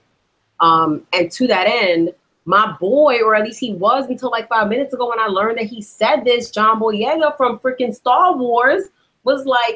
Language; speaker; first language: English; early bilingual, other home language; Spanish